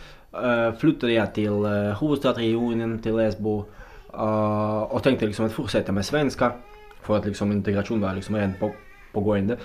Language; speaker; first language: Swedish; non-native, fluent; Russian